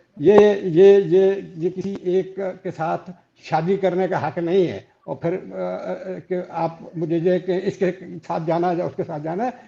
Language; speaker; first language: Urdu; non-native, local second language; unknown